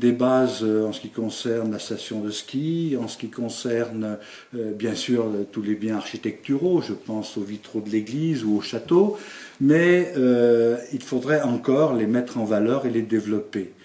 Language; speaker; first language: French; native; French